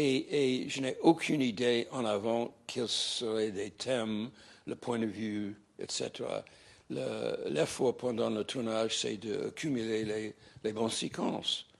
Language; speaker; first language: French; non-native, fluent; English